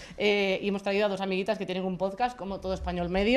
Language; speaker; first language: Spanish; native; Spanish